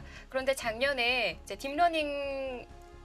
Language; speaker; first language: Korean; native; Korean